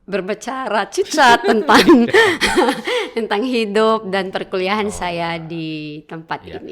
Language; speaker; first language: Indonesian; non-native, learner; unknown